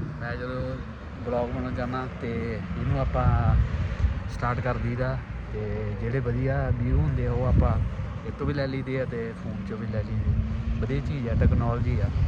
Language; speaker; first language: Punjabi; native; Punjabi